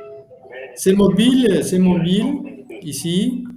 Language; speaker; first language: French; non-native, fluent; Spanish